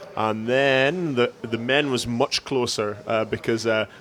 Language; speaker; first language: English; native; English